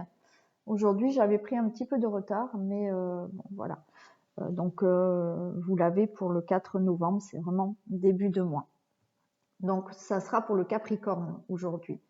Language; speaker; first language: French; native; French